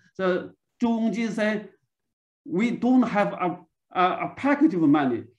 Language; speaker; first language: English; non-native, learner; Chinese